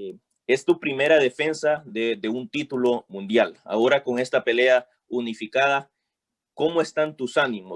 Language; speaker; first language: Spanish; native; Spanish